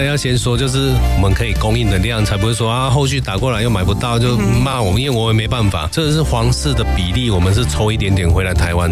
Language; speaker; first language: Chinese; native; Chinese